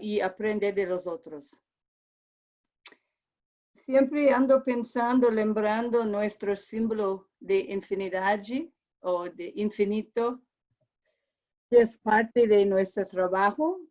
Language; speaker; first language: Spanish; non-native, learner; English